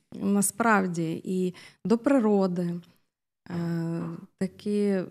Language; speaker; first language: Ukrainian; native; Ukrainian